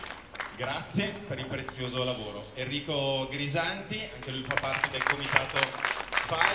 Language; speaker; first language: Italian; native; Italian